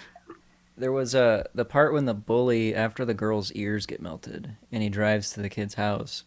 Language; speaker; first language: English; native; English